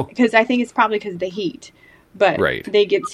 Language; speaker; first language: English; native; English